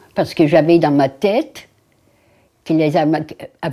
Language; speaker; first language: French; non-native, fluent; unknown